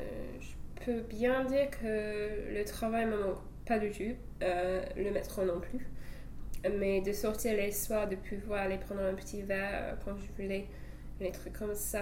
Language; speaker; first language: French; non-native, fluent; English